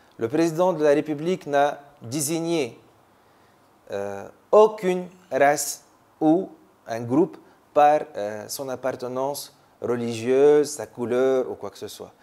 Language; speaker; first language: French; non-native, local second language; Arabic